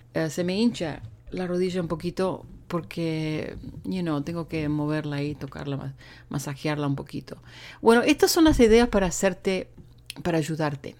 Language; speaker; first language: Spanish; native; Spanish